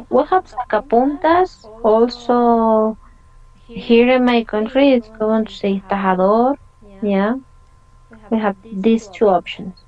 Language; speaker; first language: English; non-native, fluent; Spanish